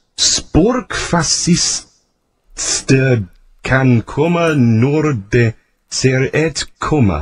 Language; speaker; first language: Swedish; non-native, learner; English